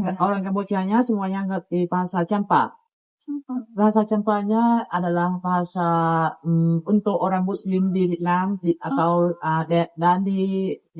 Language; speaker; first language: Indonesian; non-native, learner; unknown